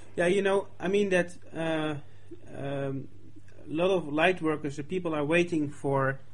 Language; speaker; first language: English; non-native, fluent; Dutch